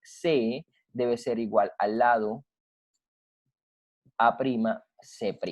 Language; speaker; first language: Spanish; native; Spanish